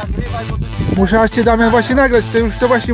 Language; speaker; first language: Polish; native; Polish